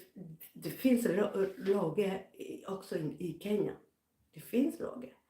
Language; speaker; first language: Swedish; non-native, fluent; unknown